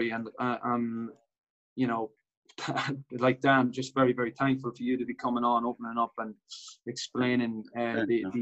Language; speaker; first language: English; native; English